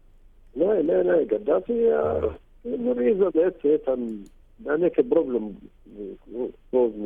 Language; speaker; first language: Greek; non-native, learner; Arabic